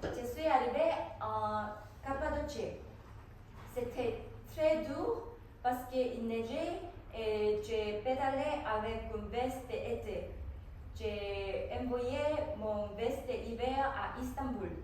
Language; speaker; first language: French; non-native, learner; Korean